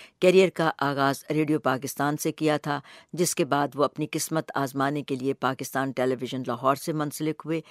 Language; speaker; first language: Urdu; native; Urdu